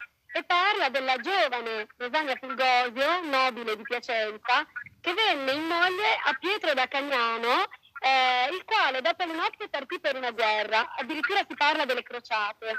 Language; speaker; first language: Italian; native; Italian